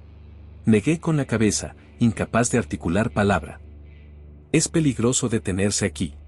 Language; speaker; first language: Spanish; native; Spanish